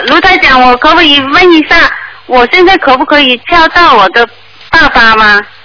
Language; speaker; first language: Chinese; non-native, local second language; Cantonese